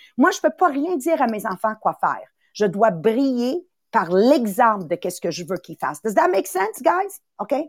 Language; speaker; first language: French; early bilingual, other home language; Italian